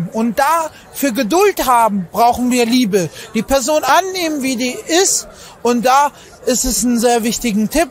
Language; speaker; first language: German; non-native, fluent; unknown